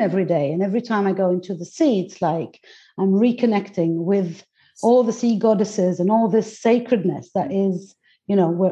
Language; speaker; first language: English; non-native, fluent; Greek